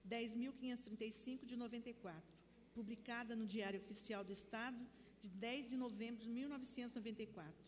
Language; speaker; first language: Portuguese; native; Portuguese